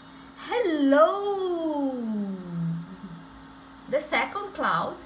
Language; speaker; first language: English; non-native, fluent; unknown